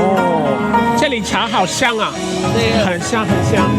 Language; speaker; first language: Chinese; non-native, fluent; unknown